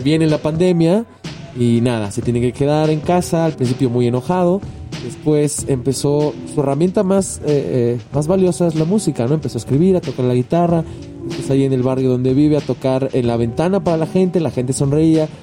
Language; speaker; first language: Spanish; native; Spanish